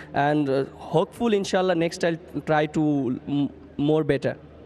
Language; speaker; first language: English; non-native, learner; Bangla